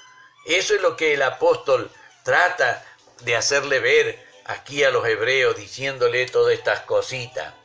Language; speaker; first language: Spanish; native; Spanish